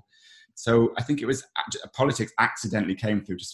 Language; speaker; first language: English; native; English